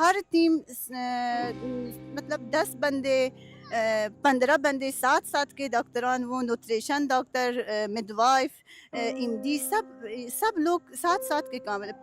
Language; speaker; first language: Hindi; non-native, learner; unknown